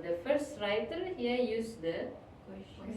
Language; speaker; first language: English; non-native, fluent; Indonesian